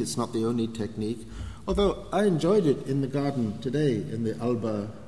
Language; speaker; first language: English; native; English